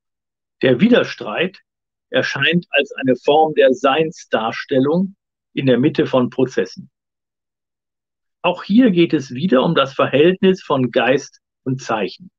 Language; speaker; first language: German; native; German